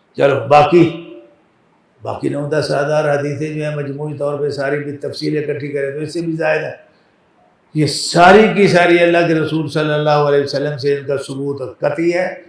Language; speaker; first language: Urdu; non-native, local second language; Punjabi